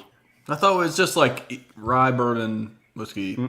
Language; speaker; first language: English; native; English